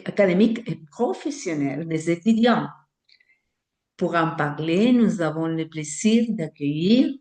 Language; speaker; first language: French; non-native, fluent; Spanish